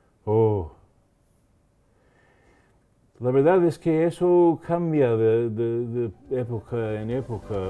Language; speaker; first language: Spanish; non-native, fluent; English